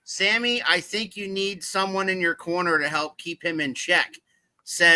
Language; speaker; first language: English; native; English